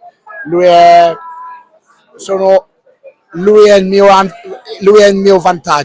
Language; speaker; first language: Italian; non-native, fluent; English